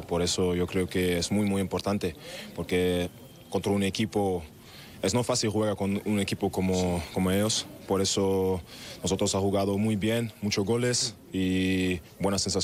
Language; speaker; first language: Spanish; non-native, learner; German